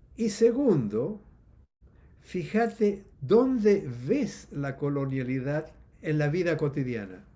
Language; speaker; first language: Spanish; native; Spanish